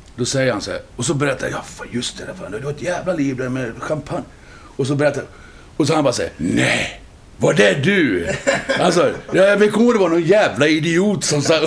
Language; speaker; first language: Swedish; native; Swedish